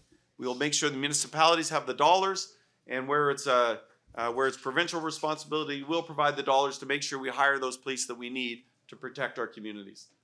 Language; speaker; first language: English; native; English